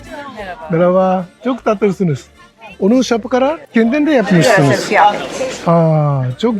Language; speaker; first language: Turkish; non-native, learner; Japanese